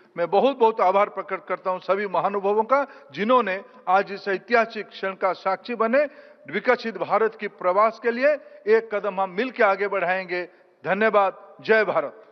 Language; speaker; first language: Hindi; non-native, local second language; Odia